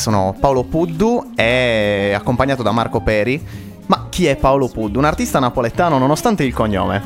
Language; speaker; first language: Italian; native; Italian